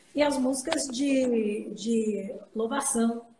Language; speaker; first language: Portuguese; non-native, fluent; English